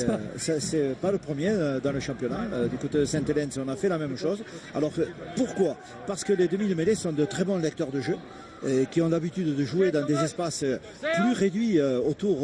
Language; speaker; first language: French; native; French